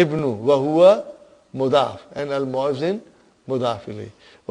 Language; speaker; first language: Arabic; non-native, fluent; Urdu